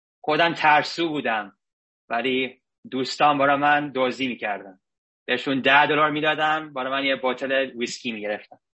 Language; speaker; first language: Persian; early bilingual, heritage; Persian